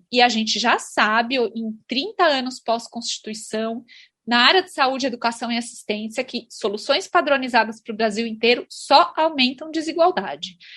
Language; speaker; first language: Portuguese; native; Portuguese